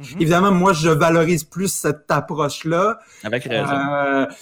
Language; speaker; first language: French; native; French